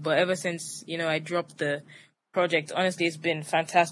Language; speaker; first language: English; non-native, local second language; Yoruba